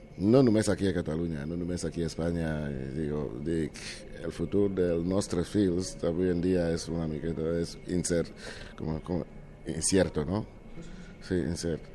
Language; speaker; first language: Catalan; non-native, fluent; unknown